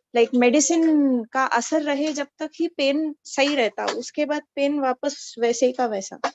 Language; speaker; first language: Hindi; non-native, local second language; Telugu